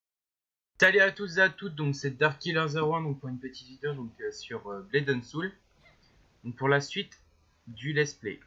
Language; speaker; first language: French; native; French